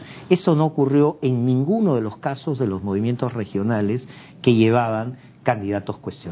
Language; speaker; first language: Spanish; native; Spanish